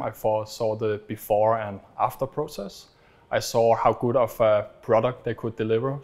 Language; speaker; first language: English; non-native, fluent; Danish